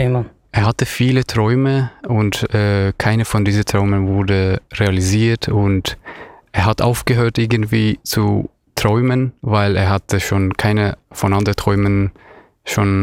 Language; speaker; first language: German; non-native, fluent; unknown